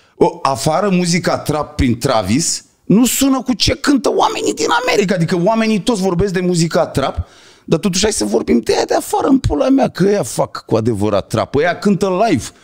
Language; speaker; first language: Romanian; native; Romanian